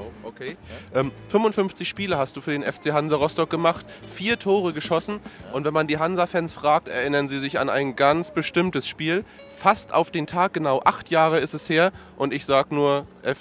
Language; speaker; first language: German; native; German